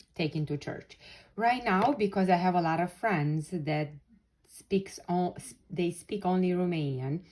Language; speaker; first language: English; non-native, fluent; Romanian